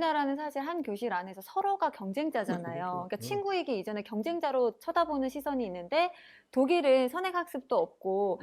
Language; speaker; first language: Korean; native; Korean